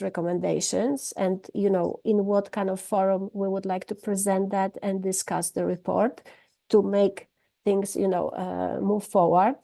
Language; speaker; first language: English; non-native, fluent; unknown